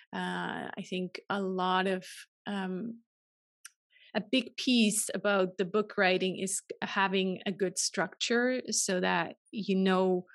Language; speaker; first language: English; non-native, fluent; German